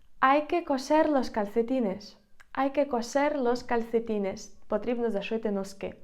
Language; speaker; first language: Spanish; non-native, fluent; Ukrainian